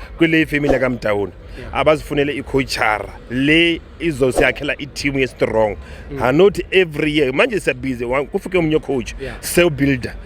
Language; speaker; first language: Zulu; non-native, local second language; Venda